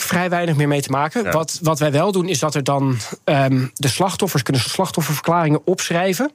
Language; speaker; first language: Dutch; native; Dutch